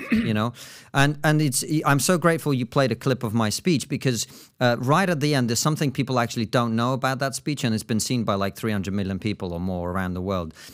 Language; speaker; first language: English; non-native, fluent; Russian